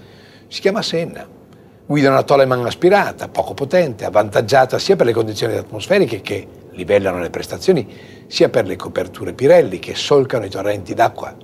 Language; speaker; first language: Italian; native; Italian